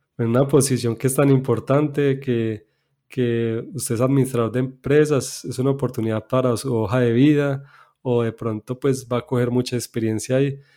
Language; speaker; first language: Spanish; native; Spanish